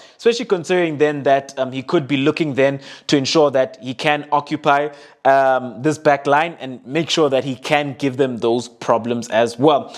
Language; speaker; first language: English; non-native, local second language; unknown